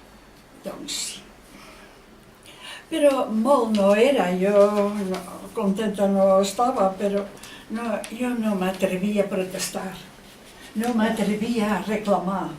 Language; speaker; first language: Catalan; non-native, fluent; Dutch